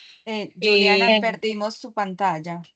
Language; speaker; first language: Spanish; native; Spanish